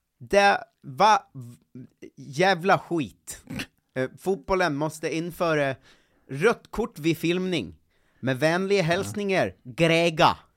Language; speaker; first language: Swedish; native; Swedish